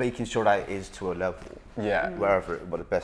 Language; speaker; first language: English; native; English